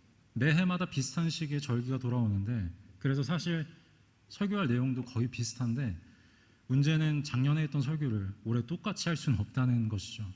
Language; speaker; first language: Korean; native; Korean